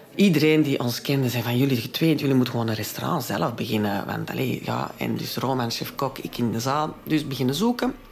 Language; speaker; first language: Dutch; non-native, local second language; French